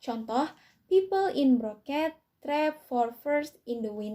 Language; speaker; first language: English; non-native, learner; Indonesian